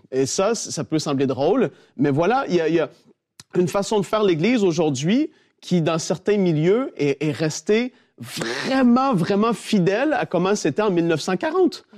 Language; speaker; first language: French; native; French